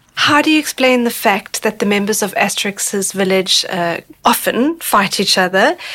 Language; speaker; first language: English; native; English